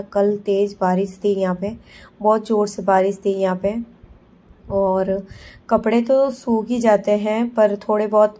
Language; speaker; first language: Hindi; native; Hindi